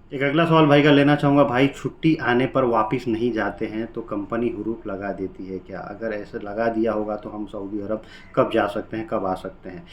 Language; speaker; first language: Hindi; native; Hindi